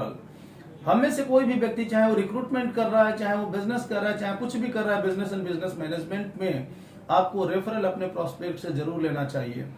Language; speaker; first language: Hindi; native; Hindi